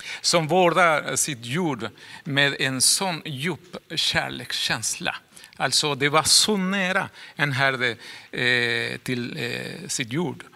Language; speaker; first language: Swedish; non-native, fluent; Spanish